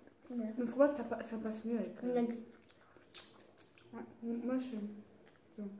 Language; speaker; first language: French; native; French